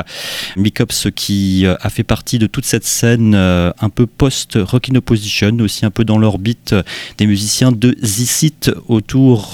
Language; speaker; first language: French; native; French